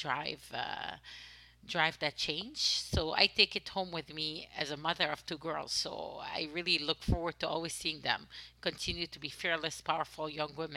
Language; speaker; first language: English; non-native, fluent; French